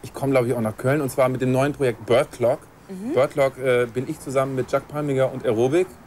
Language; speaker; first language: German; native; German